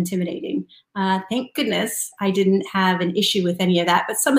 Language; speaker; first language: English; native; English